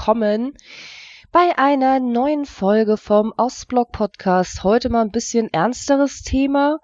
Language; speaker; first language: German; early bilingual, other home language; Russian